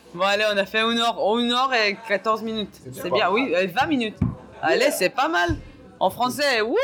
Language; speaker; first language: French; non-native, learner; Hebrew